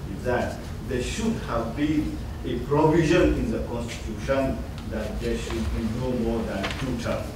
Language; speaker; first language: English; non-native, fluent; Morisyen